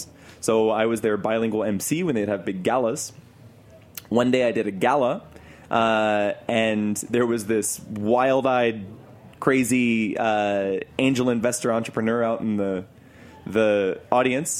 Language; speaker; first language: English; native; English